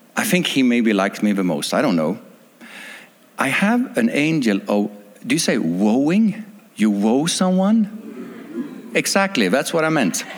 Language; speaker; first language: English; non-native, fluent; Swedish